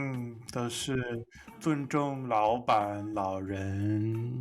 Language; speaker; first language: Chinese; non-native, fluent; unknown